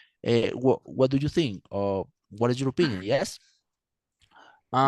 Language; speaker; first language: English; non-native, fluent; Spanish